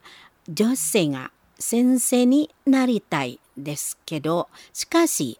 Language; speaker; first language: Japanese; non-native, learner; Indonesian